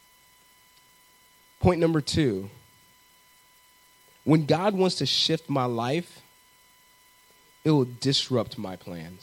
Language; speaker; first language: English; native; English